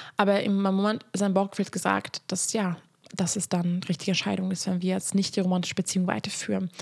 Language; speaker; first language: German; non-native, fluent; Hungarian